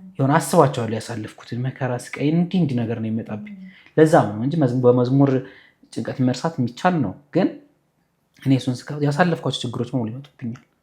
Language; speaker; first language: Amharic; native; Amharic